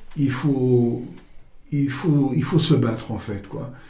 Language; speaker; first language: French; native; French